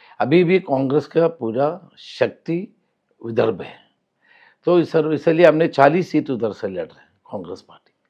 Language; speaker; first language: Hindi; non-native, local second language; Malayalam